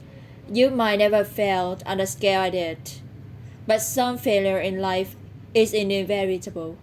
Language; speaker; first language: English; non-native, learner; Vietnamese